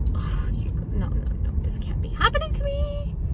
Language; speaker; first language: English; early bilingual, other home language; Spanish